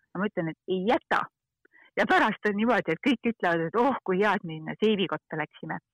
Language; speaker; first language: Estonian; native; Estonian